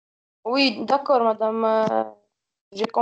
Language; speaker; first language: French; non-native, learner; Arabic